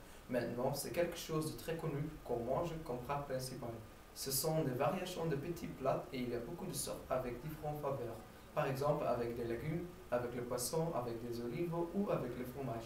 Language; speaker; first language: French; non-native, learner; Dutch